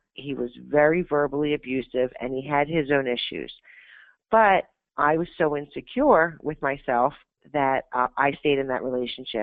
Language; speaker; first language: English; native; English